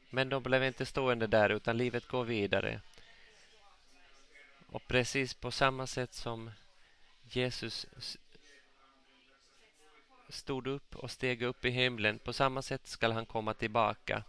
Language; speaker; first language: Swedish; non-native, local second language; Finnish